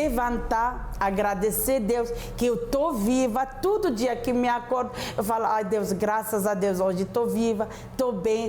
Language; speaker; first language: Portuguese; non-native, learner; Arabic